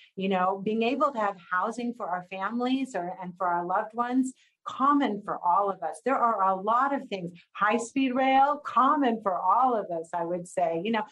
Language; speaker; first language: English; native; English